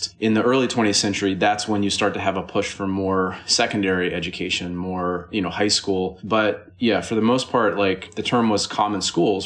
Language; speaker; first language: English; native; English